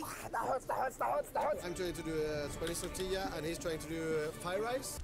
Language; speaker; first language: English; non-native, learner; Portuguese